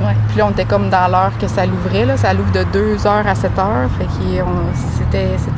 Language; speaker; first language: French; native; French